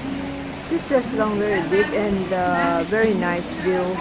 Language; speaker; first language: English; non-native, learner; Thai